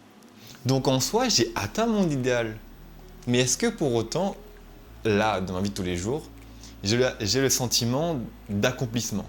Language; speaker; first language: French; native; French